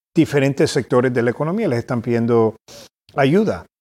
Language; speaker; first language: Spanish; early bilingual, heritage; Spanish